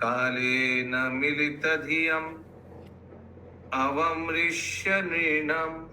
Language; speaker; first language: Hindi; non-native, local second language; Bangla